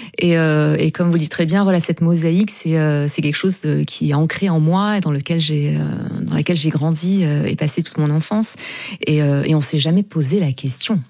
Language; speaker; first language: French; non-native, local second language; Arabic